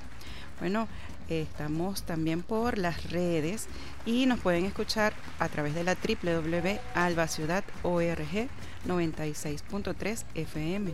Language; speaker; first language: Spanish; native; Spanish